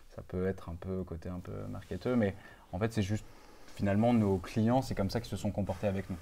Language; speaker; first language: French; native; French